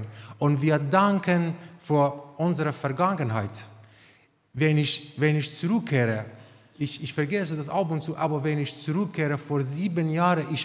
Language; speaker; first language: German; non-native, fluent; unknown